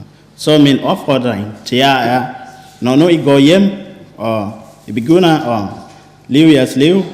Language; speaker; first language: Danish; non-native, fluent; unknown